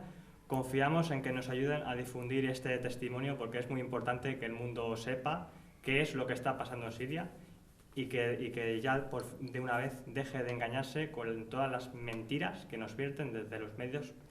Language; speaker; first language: Spanish; native; Spanish